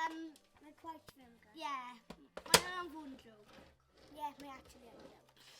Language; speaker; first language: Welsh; non-native, local second language; English